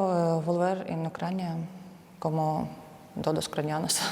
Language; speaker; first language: Spanish; non-native, learner; Ukrainian